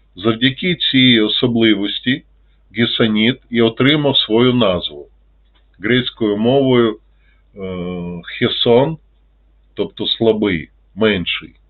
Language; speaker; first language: Ukrainian; non-native, local second language; Russian